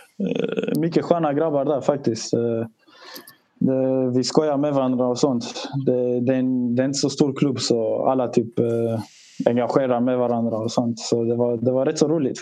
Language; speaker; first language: Swedish; early bilingual, other home language; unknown